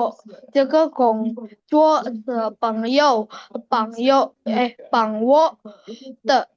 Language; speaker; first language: Chinese; non-native, learner; Indonesian